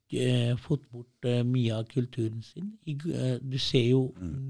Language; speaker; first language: Norwegian; early bilingual, other home language; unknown